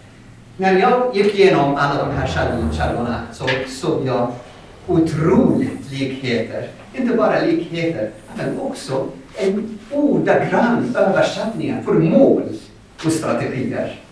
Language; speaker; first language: Swedish; non-native, fluent; Arabic